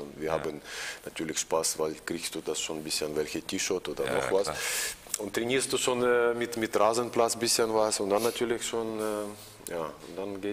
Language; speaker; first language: German; non-native, learner; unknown